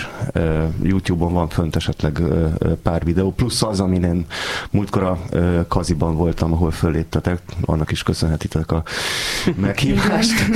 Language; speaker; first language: Hungarian; native; Hungarian